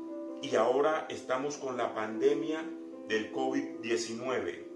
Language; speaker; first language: Spanish; native; Spanish